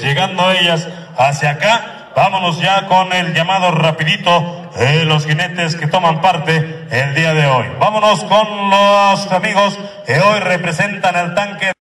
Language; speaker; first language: Spanish; native; Spanish